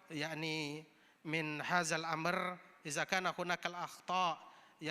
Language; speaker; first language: Arabic; non-native, fluent; Indonesian